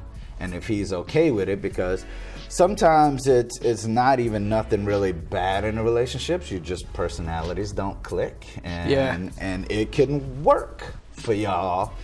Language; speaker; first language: English; native; English